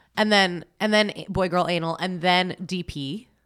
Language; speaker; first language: English; native; English